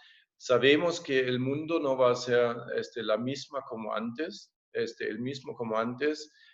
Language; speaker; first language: Spanish; non-native, fluent; German